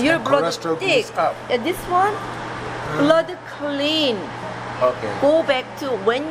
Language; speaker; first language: English; non-native, learner; Korean